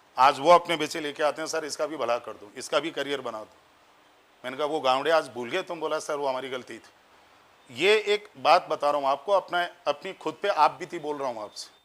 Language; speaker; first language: Hindi; native; Hindi